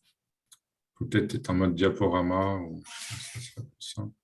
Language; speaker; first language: French; native; French